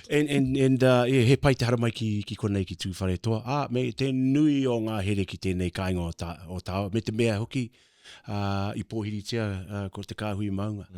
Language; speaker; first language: Māori; native; Māori